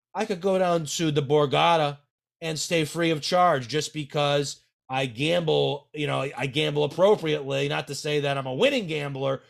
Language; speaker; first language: English; native; English